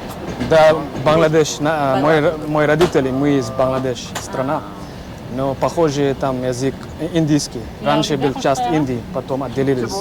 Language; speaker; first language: Russian; non-native, learner; English